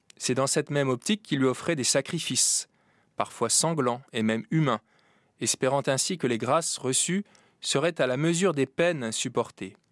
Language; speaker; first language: French; native; French